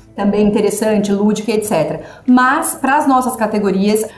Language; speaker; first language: Portuguese; native; Portuguese